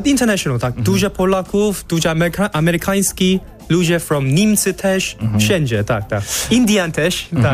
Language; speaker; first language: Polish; non-native, learner; Korean